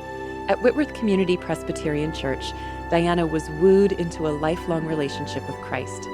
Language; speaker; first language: English; native; English